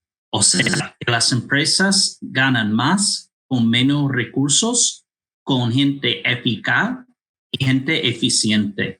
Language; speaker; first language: Spanish; non-native, fluent; English